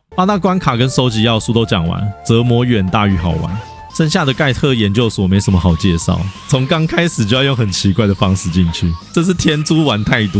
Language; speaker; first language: Chinese; native; Chinese